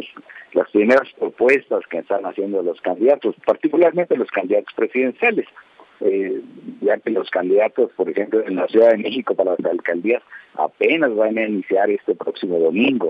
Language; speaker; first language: Spanish; native; Spanish